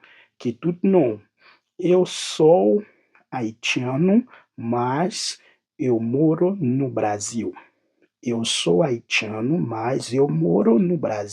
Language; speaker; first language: Portuguese; non-native, learner; Haitian Creole